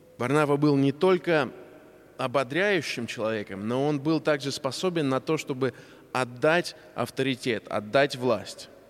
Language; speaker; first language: Russian; native; Russian